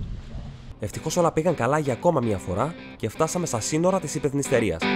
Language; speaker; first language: Greek; native; Greek